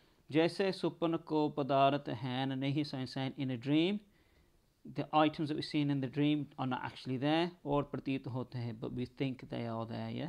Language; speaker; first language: English; early bilingual, other home language; Punjabi